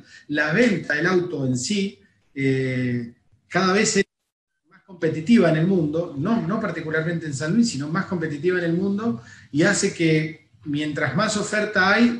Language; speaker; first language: Spanish; native; Spanish